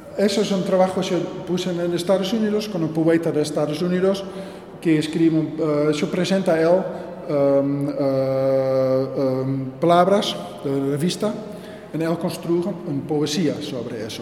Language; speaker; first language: Spanish; non-native, learner; Dutch